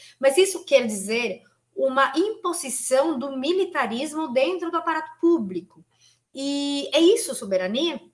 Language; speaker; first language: Portuguese; non-native, fluent; Spanish